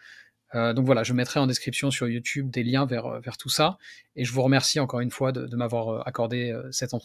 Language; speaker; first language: French; native; French